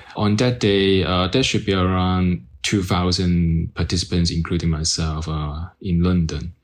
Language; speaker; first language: English; non-native, local second language; Cantonese